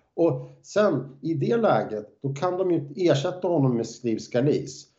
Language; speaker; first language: Swedish; native; Swedish